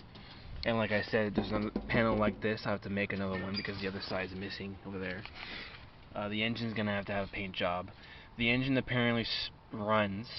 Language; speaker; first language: English; native; English